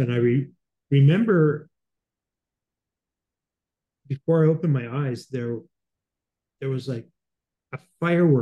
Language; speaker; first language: English; native; English